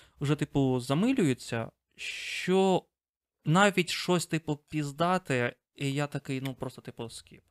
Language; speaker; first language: Ukrainian; non-native, local second language; Russian